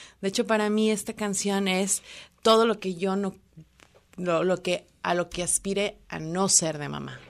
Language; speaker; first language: Spanish; early bilingual, heritage; Spanish